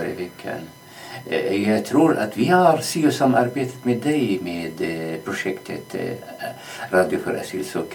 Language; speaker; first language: Swedish; non-native, fluent; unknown